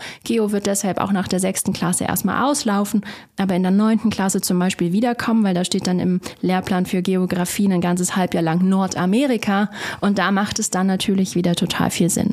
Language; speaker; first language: German; native; German